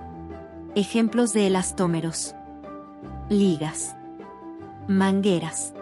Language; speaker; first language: Spanish; native; Spanish